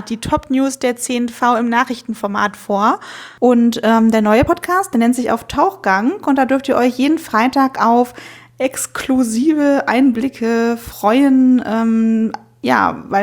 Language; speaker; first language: German; native; German